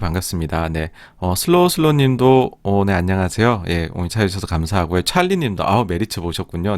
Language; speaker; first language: Korean; native; Korean